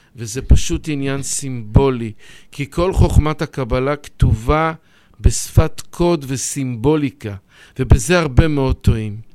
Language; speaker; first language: Hebrew; native; Hebrew